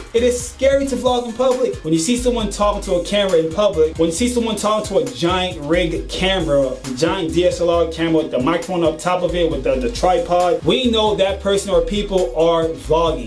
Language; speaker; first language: English; native; English